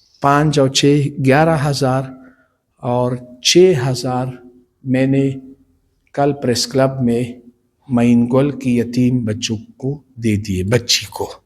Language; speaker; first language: Urdu; non-native, local second language; Pashto